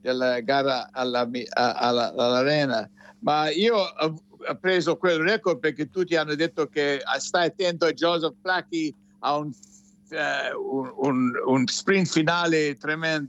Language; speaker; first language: Italian; non-native, fluent; English